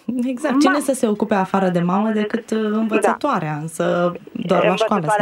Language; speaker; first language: Romanian; native; Romanian